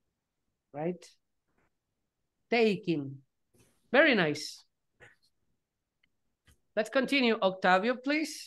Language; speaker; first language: English; non-native, fluent; Spanish